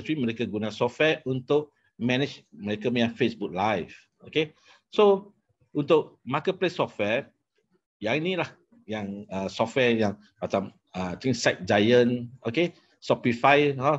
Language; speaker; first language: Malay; non-native, local second language; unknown